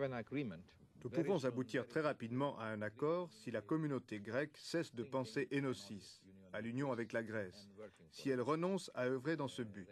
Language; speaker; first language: French; non-native, fluent; Turkish